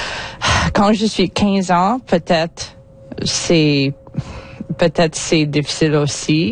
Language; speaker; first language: French; non-native, learner; English